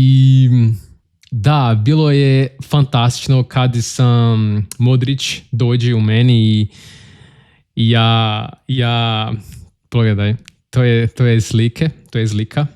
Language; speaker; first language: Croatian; non-native, learner; Portuguese